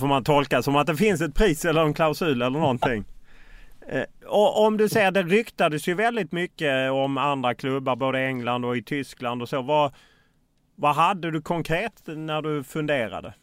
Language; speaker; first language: Swedish; native; Swedish